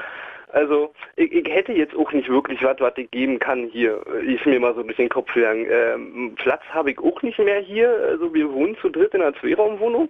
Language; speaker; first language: German; native; German